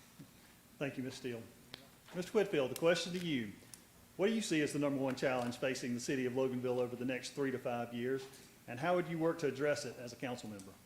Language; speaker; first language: English; native; English